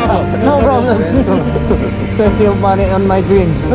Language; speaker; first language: English; non-native, local second language; Filipino